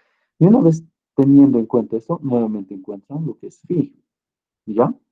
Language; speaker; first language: Spanish; native; Spanish